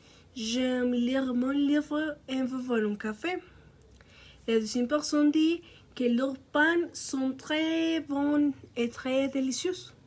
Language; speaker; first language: French; non-native, learner; Spanish